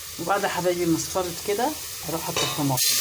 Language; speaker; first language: Arabic; native; Arabic